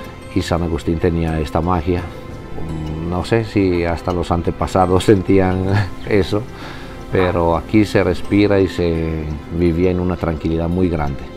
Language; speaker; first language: Spanish; non-native, fluent; Italian